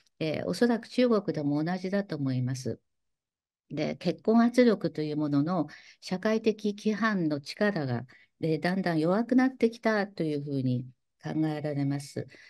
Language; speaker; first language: Japanese; native; Japanese